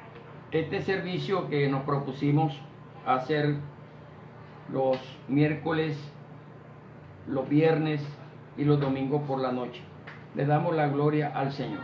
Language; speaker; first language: Spanish; native; Spanish